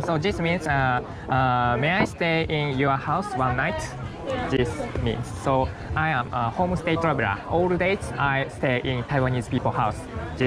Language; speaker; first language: English; non-native, learner; Japanese